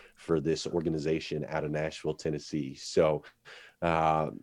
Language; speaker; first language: English; native; English